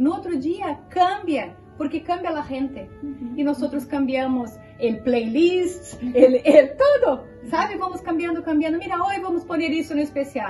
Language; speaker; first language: Spanish; non-native, fluent; Portuguese